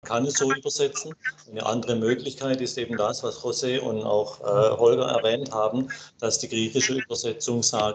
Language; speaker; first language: German; native; German